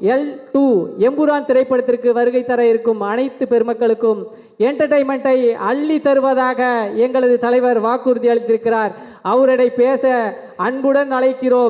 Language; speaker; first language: Tamil; native; Tamil